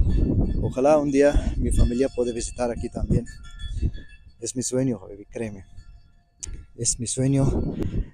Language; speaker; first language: Spanish; non-native, fluent; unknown